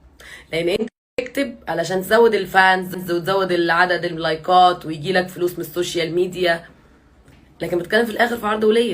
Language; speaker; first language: Arabic; native; Arabic